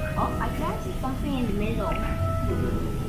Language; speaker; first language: English; non-native, learner; Thai